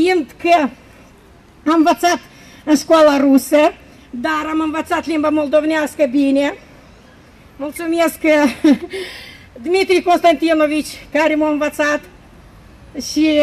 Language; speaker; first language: Romanian; non-native, local second language; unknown